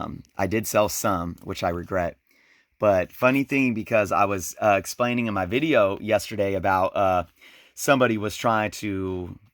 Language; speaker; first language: English; native; English